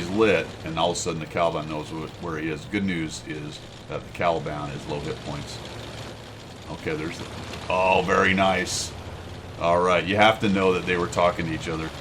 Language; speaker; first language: English; native; English